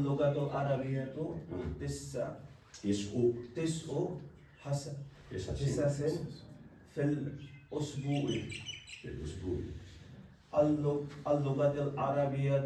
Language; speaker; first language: Arabic; non-native, learner; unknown